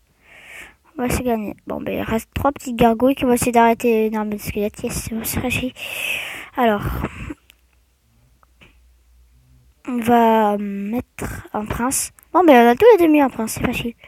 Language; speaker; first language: French; native; French